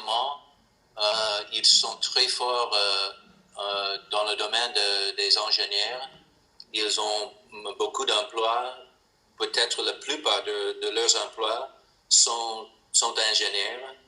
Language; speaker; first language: French; non-native, learner; English